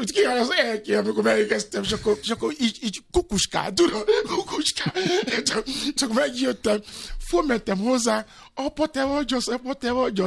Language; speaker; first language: Hungarian; non-native, fluent; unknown